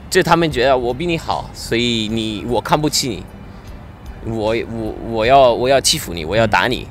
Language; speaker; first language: Chinese; non-native, fluent; Spanish